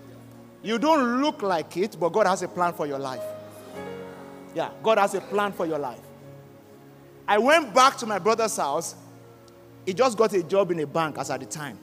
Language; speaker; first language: English; non-native, local second language; Yoruba